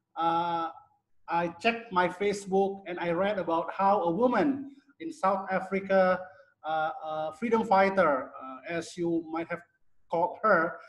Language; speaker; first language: English; non-native, fluent; Indonesian